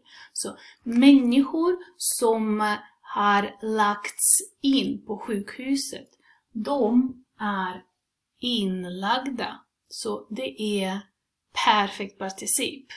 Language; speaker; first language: Swedish; non-native, fluent; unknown